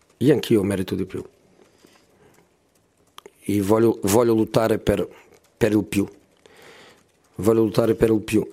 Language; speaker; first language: Italian; non-native, learner; Portuguese